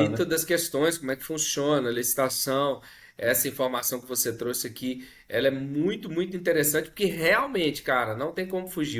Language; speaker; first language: Portuguese; native; Portuguese